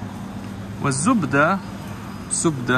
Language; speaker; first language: Arabic; non-native, fluent; Russian